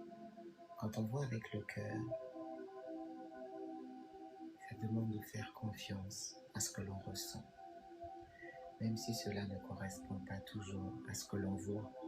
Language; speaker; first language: French; native; French